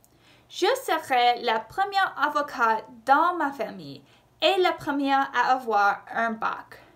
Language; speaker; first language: French; non-native, local second language; English